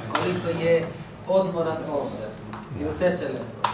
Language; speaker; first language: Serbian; non-native, learner; Arabic